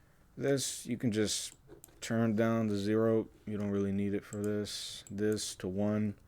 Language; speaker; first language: English; native; English